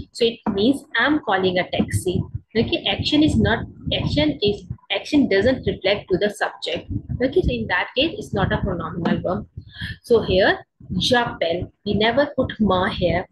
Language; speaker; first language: English; non-native, local second language; Hindi